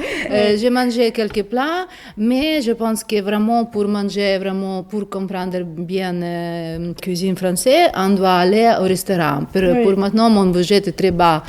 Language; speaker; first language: French; non-native, fluent; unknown